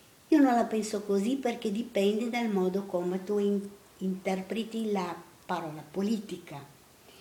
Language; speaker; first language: Italian; non-native, fluent; Portuguese